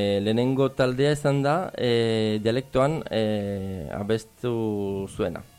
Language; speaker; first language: Basque; non-native, fluent; Italian